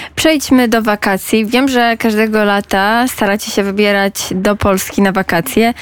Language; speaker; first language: Polish; native; Polish